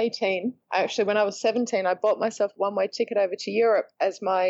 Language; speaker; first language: English; native; English